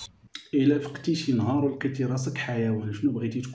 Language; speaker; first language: Arabic; native; Arabic